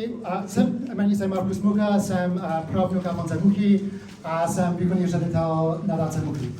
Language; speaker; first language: Czech; early bilingual, heritage; English